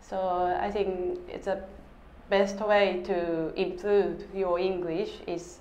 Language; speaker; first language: English; non-native, learner; Japanese